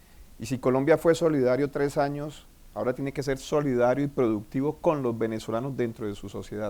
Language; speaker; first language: Spanish; native; Spanish